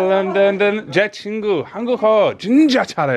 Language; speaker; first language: Korean; non-native, learner; English